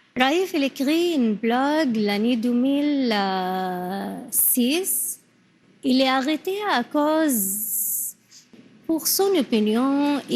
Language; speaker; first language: French; non-native, learner; Arabic